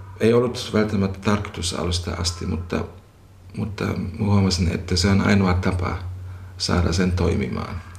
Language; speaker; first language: Finnish; non-native, fluent; German